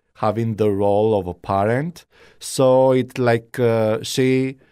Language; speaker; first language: English; non-native, fluent; Greek